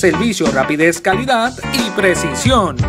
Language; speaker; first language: Spanish; native; Spanish